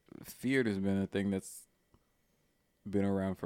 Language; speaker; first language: English; native; English